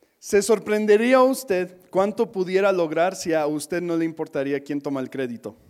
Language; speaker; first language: Spanish; non-native, fluent; English